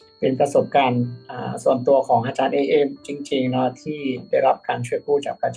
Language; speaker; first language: Thai; native; Thai